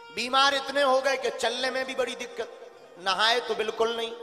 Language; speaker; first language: Hindi; native; Hindi